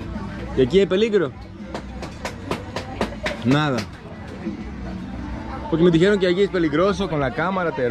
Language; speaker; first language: Spanish; non-native, learner; Greek